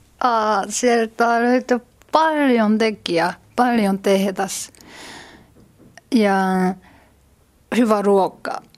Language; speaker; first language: Finnish; non-native, learner; Korean